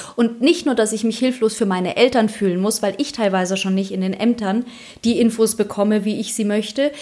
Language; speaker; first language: German; early bilingual, other home language; Polish